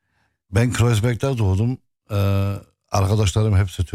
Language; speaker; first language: Turkish; non-native, fluent; Arabic